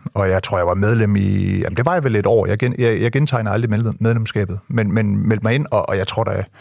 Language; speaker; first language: Danish; early bilingual, other home language; French